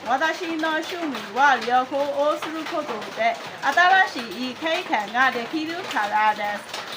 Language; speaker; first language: Japanese; non-native, learner; Burmese